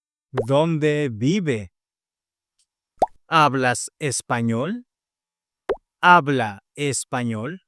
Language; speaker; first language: Spanish; non-native, fluent; English